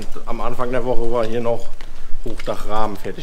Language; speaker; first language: German; native; German